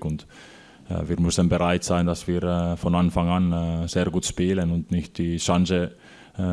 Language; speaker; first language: German; non-native, fluent; Finnish